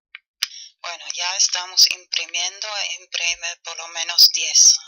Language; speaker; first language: Spanish; non-native, learner; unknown